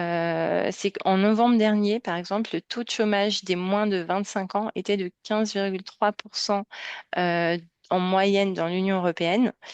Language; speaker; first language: French; native; French